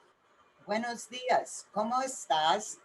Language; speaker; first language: Spanish; non-native, learner; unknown